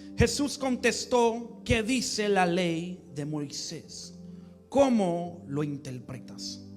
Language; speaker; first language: Spanish; early bilingual, heritage; English